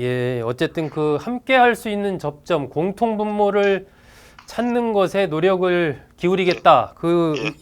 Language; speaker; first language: Korean; native; Korean